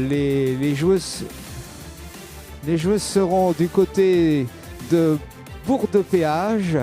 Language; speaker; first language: French; native; French